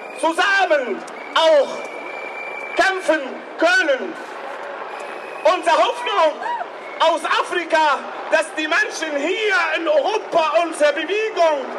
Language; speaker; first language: German; non-native, learner; Arabic